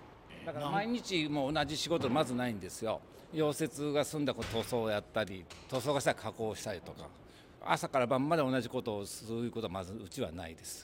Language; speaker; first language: Japanese; native; Japanese